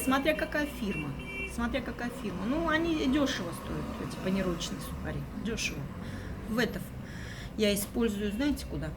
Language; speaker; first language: Russian; native; Russian